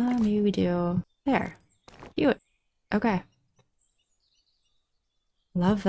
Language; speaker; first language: English; native; English